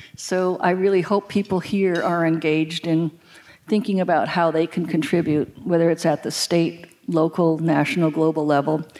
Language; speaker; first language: English; native; English